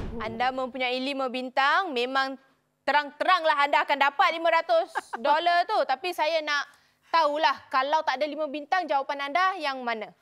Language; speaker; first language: Malay; native; Malay